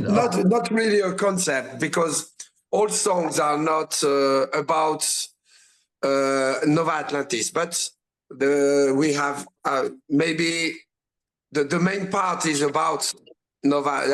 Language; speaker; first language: English; non-native, learner; French